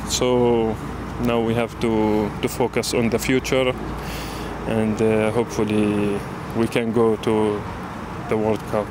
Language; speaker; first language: English; non-native, learner; Arabic